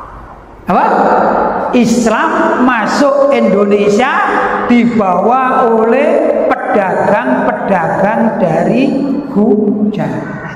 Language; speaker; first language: Indonesian; native; Indonesian